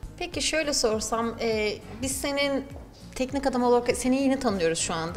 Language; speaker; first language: Turkish; native; Turkish